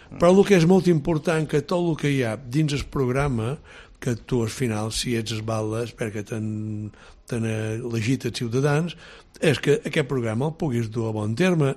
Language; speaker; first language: Catalan; native; Catalan